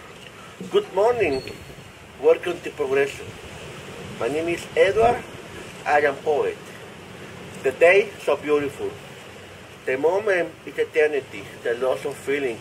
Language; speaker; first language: English; non-native, learner; Spanish